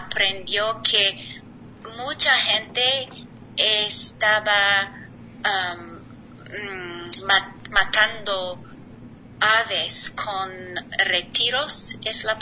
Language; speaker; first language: Spanish; non-native, learner; English